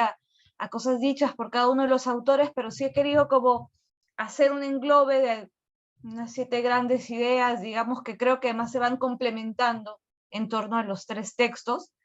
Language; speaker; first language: Spanish; native; Spanish